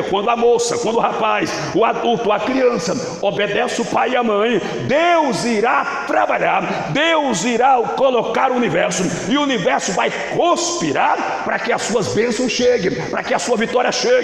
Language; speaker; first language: Portuguese; native; Portuguese